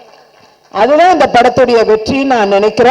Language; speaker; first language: Tamil; native; Tamil